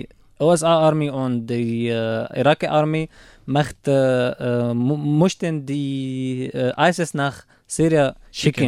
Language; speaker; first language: German; non-native, learner; Arabic